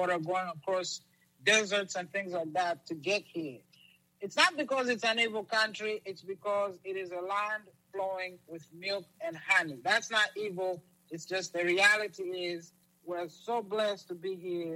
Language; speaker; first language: English; non-native, local second language; Kinyarwanda